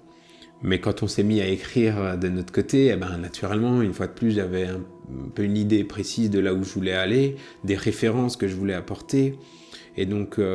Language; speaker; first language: French; native; French